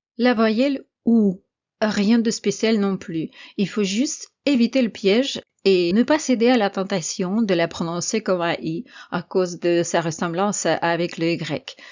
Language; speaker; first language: French; non-native, fluent; Russian